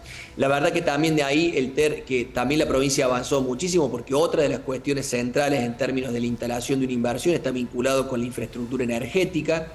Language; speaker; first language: Spanish; native; Spanish